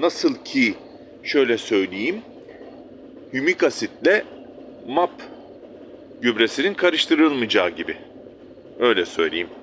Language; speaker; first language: Turkish; native; Turkish